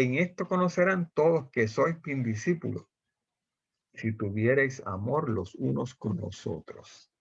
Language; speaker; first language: Spanish; native; Spanish